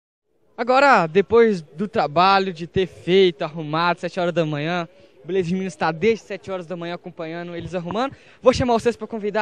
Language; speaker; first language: Portuguese; native; Portuguese